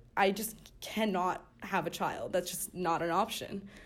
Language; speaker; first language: English; native; English